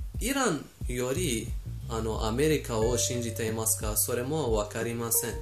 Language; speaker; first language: Japanese; non-native, fluent; Persian